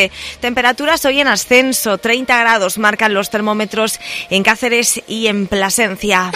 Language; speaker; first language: Spanish; native; Spanish